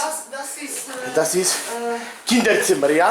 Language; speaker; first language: German; non-native, learner; Polish